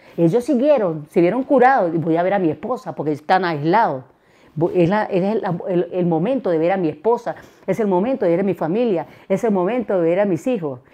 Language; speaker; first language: Spanish; native; Spanish